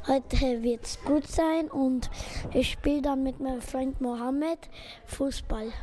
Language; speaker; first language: German; early bilingual, other home language; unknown